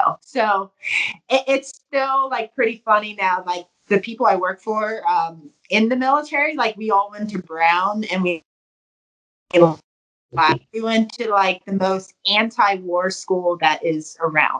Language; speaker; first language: English; native; English